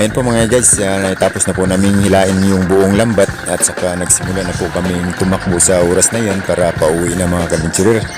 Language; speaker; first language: Filipino; non-native, local second language; Cebuano